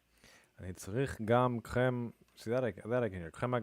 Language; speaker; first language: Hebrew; non-native, learner; English